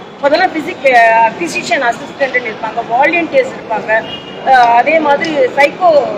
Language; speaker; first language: Tamil; native; Tamil